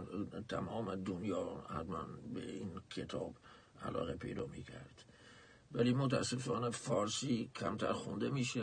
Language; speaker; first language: Persian; non-native, fluent; Dutch